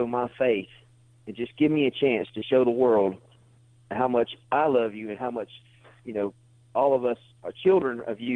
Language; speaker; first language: English; native; English